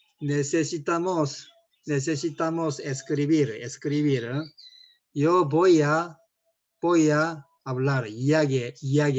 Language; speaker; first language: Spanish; non-native, learner; Korean